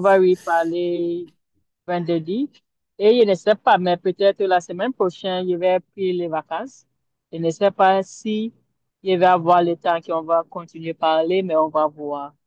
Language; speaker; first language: French; non-native, learner; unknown